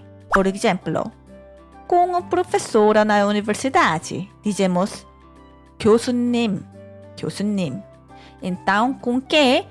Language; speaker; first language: Portuguese; non-native, learner; Korean